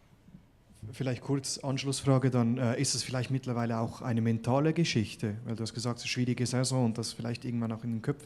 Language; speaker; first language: German; native; German